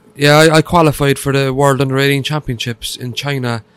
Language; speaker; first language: English; native; English